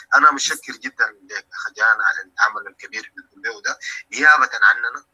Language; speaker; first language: Arabic; native; Arabic